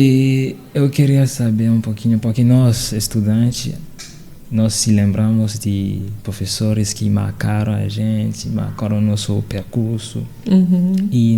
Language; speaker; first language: Portuguese; non-native, fluent; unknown